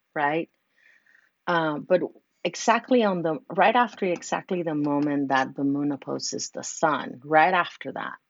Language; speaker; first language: English; non-native, fluent; Spanish